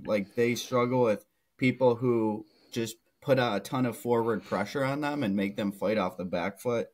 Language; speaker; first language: English; native; English